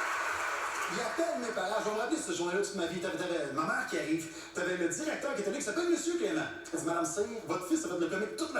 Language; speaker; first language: French; native; French